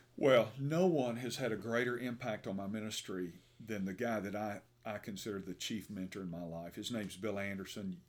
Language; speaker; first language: English; native; English